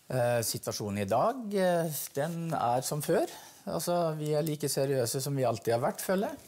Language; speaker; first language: Norwegian; native; Norwegian